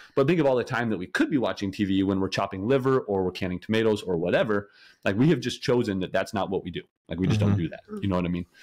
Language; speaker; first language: English; native; English